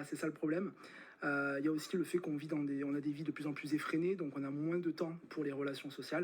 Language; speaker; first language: French; native; French